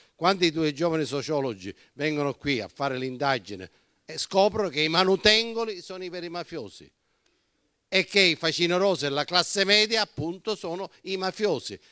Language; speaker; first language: Italian; native; Italian